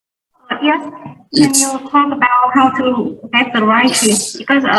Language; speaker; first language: English; non-native, learner; Vietnamese